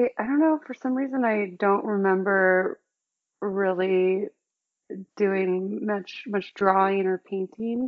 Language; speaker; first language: English; native; English